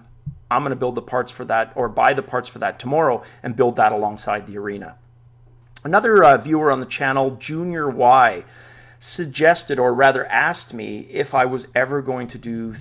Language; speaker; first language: English; native; English